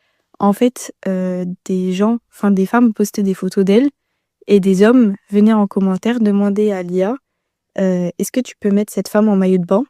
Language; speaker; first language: French; native; French